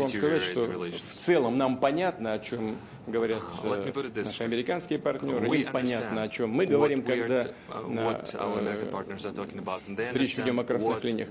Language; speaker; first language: Russian; native; Russian